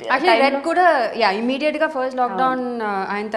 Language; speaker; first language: Telugu; non-native, local second language; Tamil